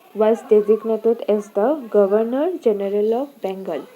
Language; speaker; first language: English; non-native, local second language; Assamese